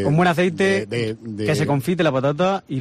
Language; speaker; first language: Spanish; native; Spanish